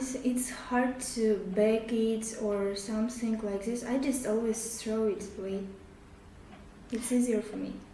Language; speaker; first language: English; non-native, learner; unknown